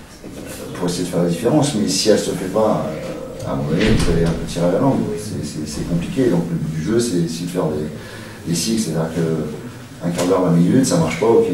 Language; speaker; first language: French; native; French